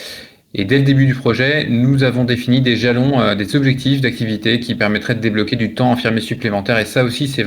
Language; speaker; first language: French; native; French